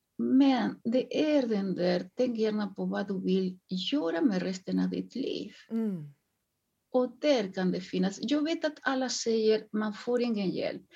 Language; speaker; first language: Swedish; non-native, fluent; Spanish